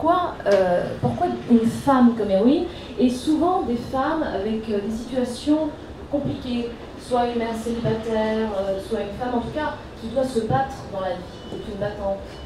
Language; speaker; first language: French; native; French